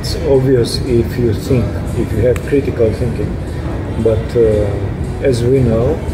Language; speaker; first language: English; non-native, fluent; Romanian